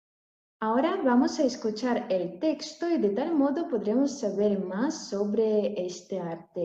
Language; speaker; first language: Spanish; non-native, fluent; Russian